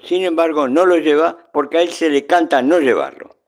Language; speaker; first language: Spanish; native; Spanish